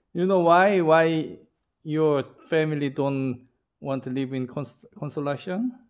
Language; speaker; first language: English; non-native, learner; Korean